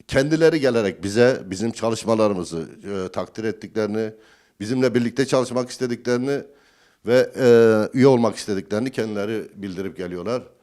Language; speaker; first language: Turkish; native; Turkish